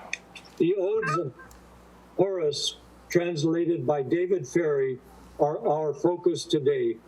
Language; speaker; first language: English; native; English